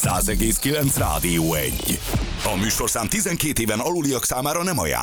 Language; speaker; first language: Hungarian; native; Hungarian